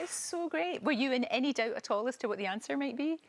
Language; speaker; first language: English; native; English